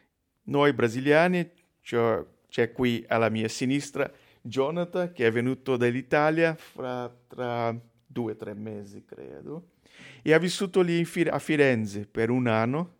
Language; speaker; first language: Italian; non-native, fluent; Portuguese